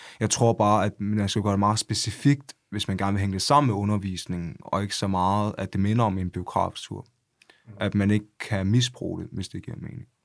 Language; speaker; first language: Danish; early bilingual, other home language; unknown